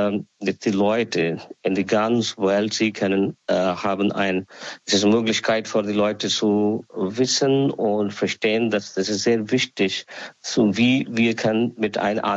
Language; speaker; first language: German; non-native, learner; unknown